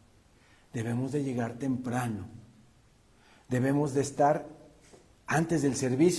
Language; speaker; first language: Spanish; native; Spanish